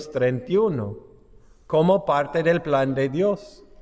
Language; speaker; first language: Spanish; non-native, fluent; English